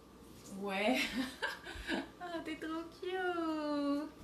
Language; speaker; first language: French; native; French